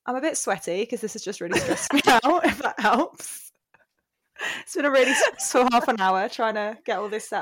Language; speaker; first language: English; native; English